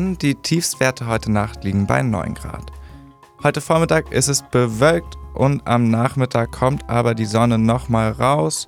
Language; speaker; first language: German; native; German